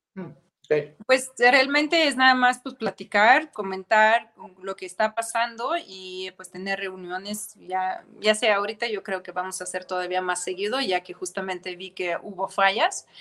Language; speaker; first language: Spanish; non-native, fluent; Ukrainian